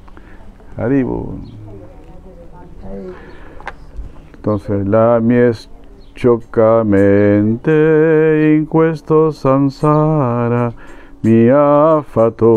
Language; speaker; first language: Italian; non-native, learner; Spanish